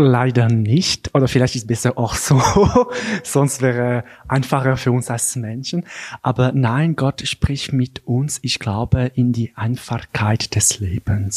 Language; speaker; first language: German; non-native, local second language; French